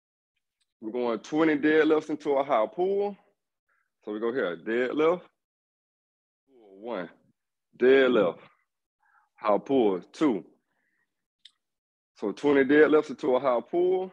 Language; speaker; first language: English; native; English